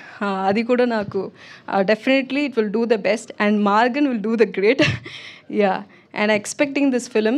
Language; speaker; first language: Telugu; non-native, local second language; Tamil